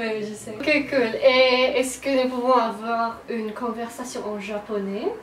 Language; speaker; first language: French; non-native, learner; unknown